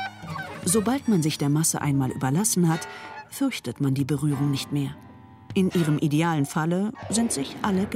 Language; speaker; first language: German; native; German